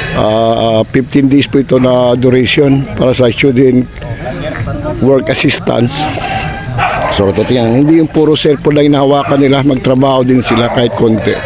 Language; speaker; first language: Filipino; non-native, local second language; Cebuano